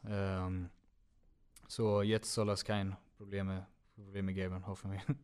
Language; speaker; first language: German; non-native, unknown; Swedish